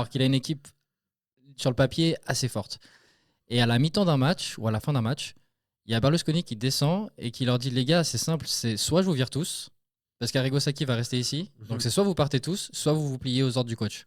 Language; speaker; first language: French; native; French